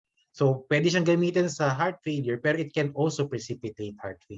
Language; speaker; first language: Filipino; native; Filipino